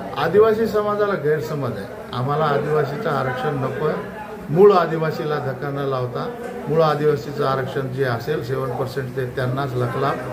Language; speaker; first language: Marathi; non-native, local second language; Lambadi